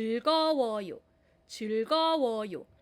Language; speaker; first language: Korean; non-native, fluent; Filipino